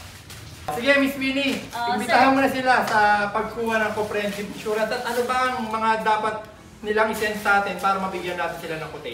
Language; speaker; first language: Filipino; native; Filipino